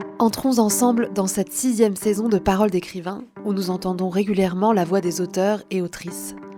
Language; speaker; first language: French; native; French